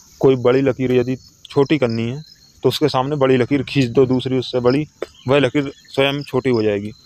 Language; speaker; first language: Hindi; native; Hindi